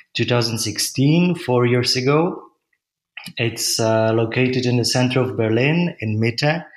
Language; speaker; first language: English; non-native, fluent; Czech